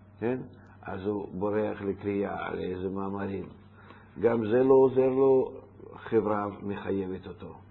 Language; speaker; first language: Hebrew; non-native, fluent; Russian